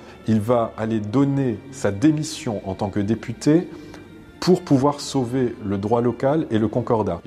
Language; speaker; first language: French; native; French